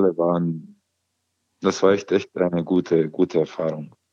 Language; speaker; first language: German; non-native, learner; Croatian